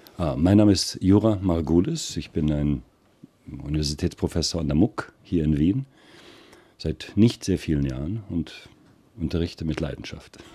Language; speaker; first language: German; early bilingual, other home language; Russian